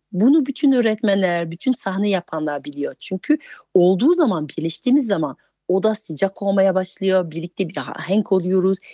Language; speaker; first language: Turkish; non-native, fluent; French